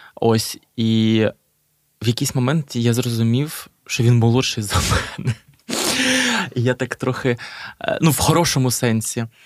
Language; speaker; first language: Ukrainian; native; Ukrainian